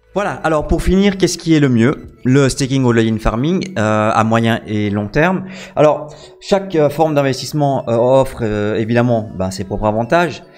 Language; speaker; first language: French; native; French